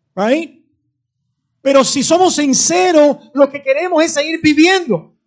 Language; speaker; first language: Spanish; native; Spanish